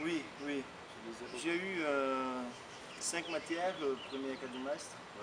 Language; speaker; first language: French; non-native, fluent; Portuguese